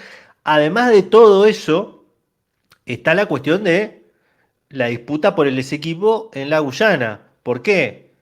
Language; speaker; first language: Spanish; native; Spanish